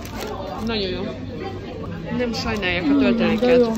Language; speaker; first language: Hungarian; early bilingual, heritage; English